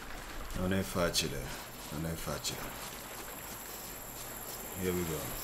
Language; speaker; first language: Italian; early bilingual, heritage; Italian